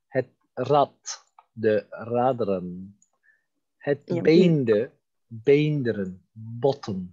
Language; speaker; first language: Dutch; non-native, fluent; Turkish